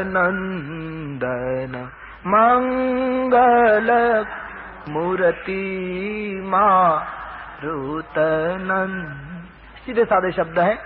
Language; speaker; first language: Hindi; non-native, local second language; Gujarati